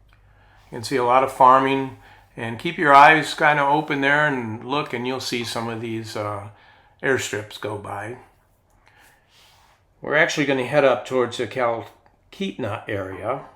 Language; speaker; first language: English; native; English